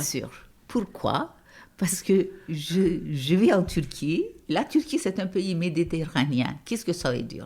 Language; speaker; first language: French; non-native, fluent; Turkish